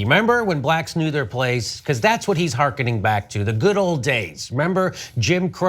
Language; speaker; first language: English; native; English